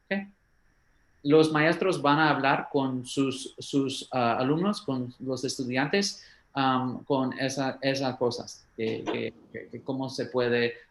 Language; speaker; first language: Spanish; early bilingual, heritage; English